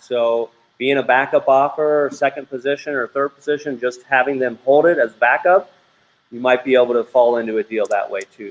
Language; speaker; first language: English; native; English